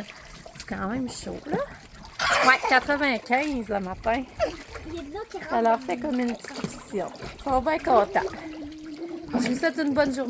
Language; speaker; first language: French; native; French